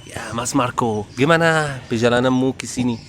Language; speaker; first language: Indonesian; non-native, learner; Arabic